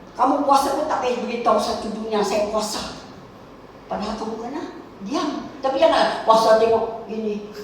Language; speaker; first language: Malay; non-native, local second language; Chinese